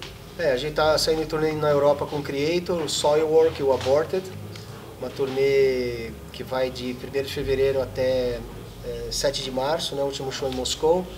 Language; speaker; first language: Portuguese; native; Portuguese